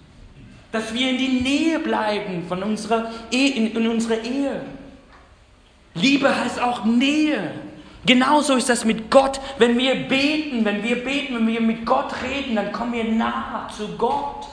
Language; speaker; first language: German; non-native, fluent; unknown